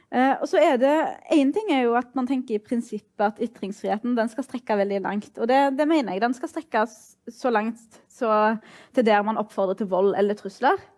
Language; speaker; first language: Norwegian; early bilingual, other home language; Arabic